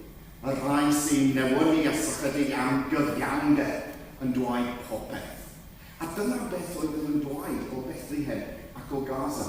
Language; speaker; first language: Welsh; non-native, fluent; English